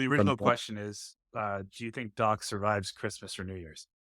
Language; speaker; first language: English; native; English